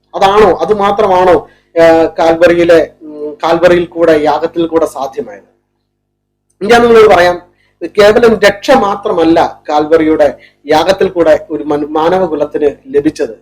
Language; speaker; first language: Malayalam; native; Malayalam